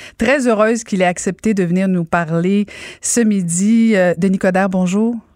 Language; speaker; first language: French; native; French